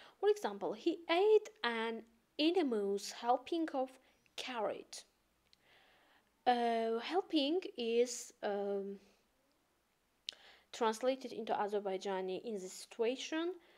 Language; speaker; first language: English; non-native, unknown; Azerbaijani